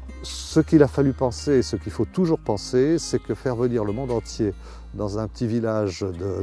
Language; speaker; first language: French; native; French